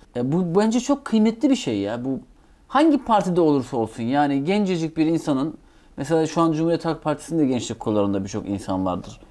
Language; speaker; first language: Turkish; native; Turkish